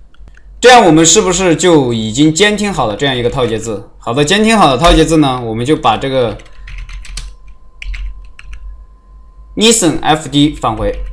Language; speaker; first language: Chinese; native; Chinese